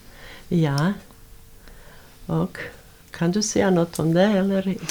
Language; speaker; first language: Swedish; non-native, fluent; Bosnian